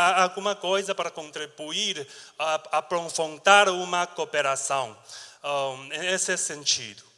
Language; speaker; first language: Portuguese; non-native, learner; Chinese